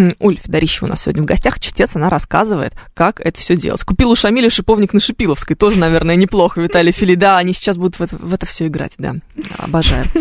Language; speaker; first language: Russian; native; Russian